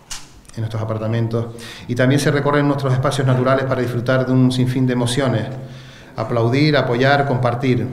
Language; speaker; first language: Spanish; native; Spanish